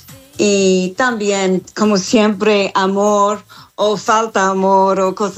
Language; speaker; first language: Spanish; non-native, learner; English